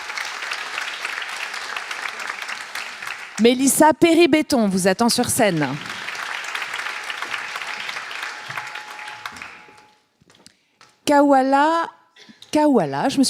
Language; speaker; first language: French; native; French